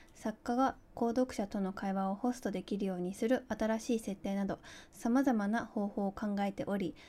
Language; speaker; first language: Japanese; early bilingual, heritage; Japanese